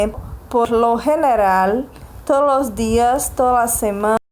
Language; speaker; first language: Spanish; non-native, fluent; Portuguese